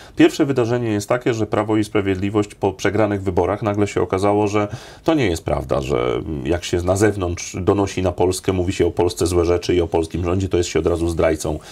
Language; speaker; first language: Polish; native; Polish